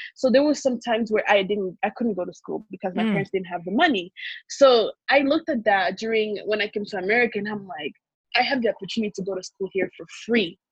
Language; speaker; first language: English; early bilingual, other home language; Kongo